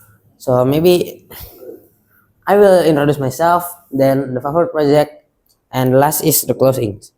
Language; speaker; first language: English; non-native, local second language; Indonesian